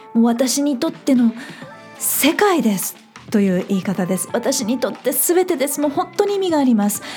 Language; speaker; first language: Japanese; native; Japanese